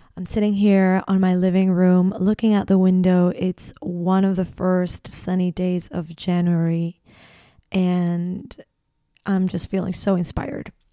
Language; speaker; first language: English; non-native, fluent; Spanish